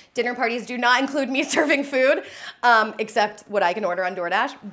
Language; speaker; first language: English; native; English